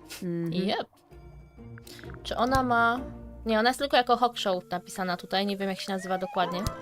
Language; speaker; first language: Polish; native; Polish